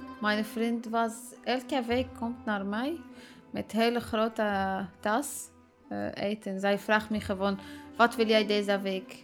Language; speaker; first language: Dutch; non-native, learner; Arabic